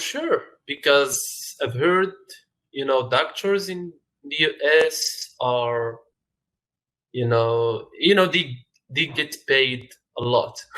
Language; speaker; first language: English; non-native, fluent; Arabic